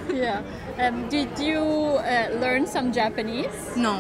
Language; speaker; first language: English; non-native, fluent; German